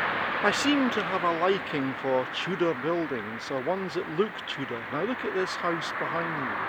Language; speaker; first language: English; native; English